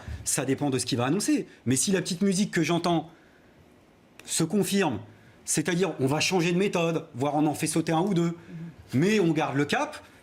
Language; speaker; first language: French; native; French